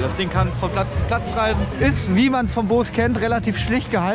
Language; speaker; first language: German; native; German